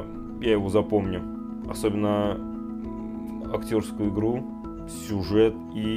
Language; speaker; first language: Russian; native; Russian